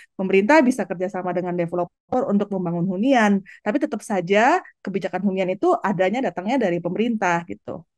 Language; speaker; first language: Indonesian; native; Indonesian